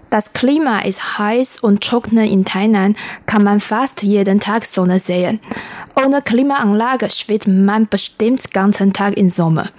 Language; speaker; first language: German; non-native, learner; Chinese